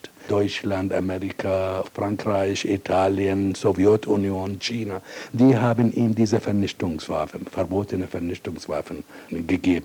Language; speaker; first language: German; non-native, fluent; Arabic